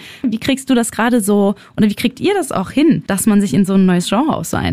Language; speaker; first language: German; native; German